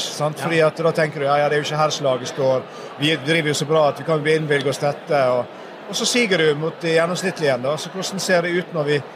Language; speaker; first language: Norwegian; native; Norwegian